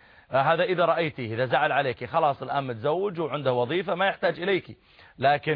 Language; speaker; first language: Arabic; native; Arabic